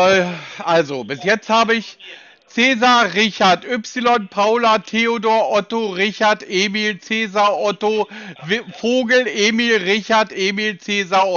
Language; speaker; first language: German; native; German